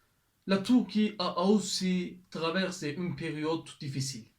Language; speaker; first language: French; non-native, learner; Turkish